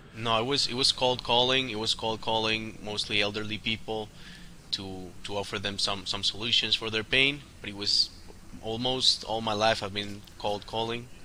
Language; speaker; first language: English; non-native, fluent; Spanish